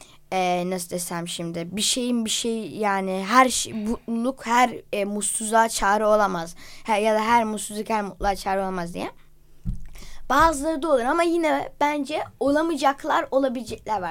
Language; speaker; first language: Turkish; native; Turkish